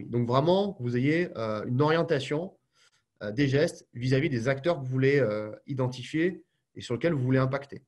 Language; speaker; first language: French; native; French